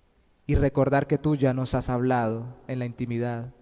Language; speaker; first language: Spanish; native; Spanish